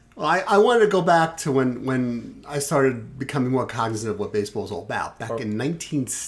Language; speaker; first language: English; native; English